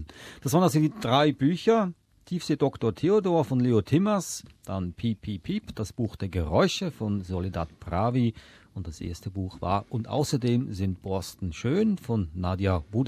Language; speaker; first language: German; native; German